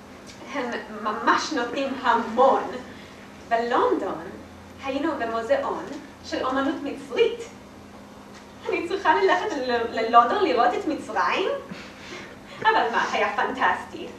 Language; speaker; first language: Hebrew; non-native, learner; English